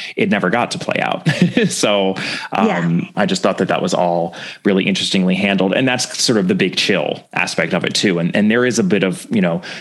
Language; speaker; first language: English; native; English